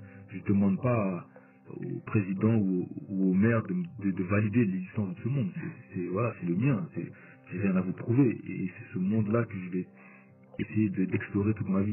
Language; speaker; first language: French; native; French